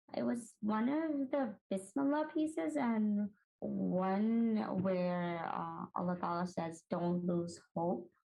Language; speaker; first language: English; non-native, local second language; Urdu